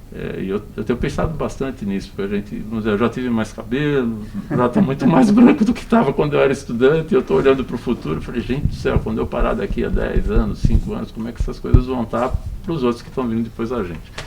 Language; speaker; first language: Portuguese; native; Portuguese